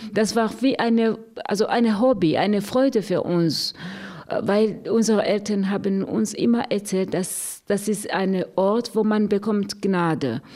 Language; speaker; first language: German; non-native, fluent; Rundi